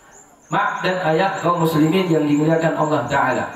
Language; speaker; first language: Indonesian; native; Indonesian